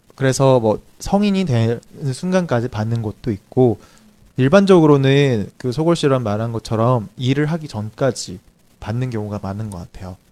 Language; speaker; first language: Korean; native; Korean